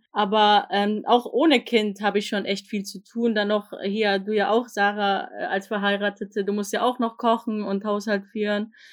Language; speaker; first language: German; early bilingual, other home language; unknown